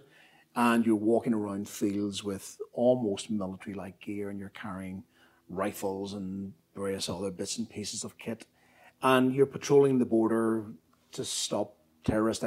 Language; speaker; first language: English; native; English